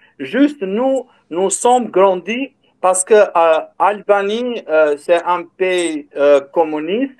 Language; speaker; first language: French; non-native, learner; Albanian